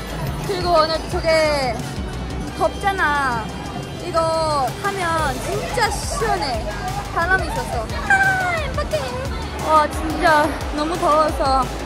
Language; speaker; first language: Korean; non-native, learner; Chinese